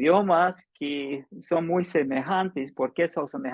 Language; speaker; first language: Spanish; non-native, fluent; English